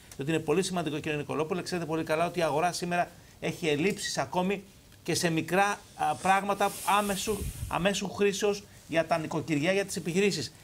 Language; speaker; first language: Greek; native; Greek